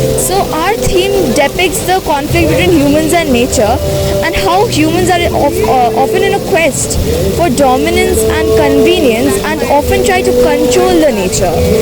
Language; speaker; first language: English; non-native, local second language; Bangla